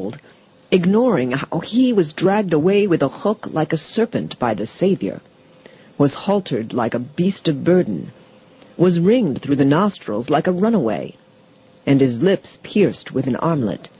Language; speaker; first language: English; native; English